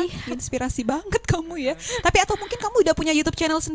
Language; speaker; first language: Indonesian; native; Indonesian